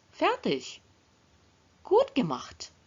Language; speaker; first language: German; non-native, fluent; Ukrainian